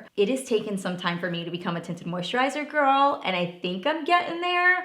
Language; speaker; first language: English; native; English